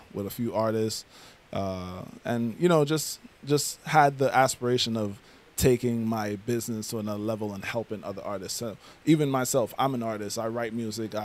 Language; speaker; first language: English; native; English